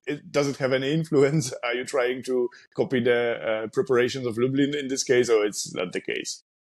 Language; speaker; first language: English; non-native, fluent; Polish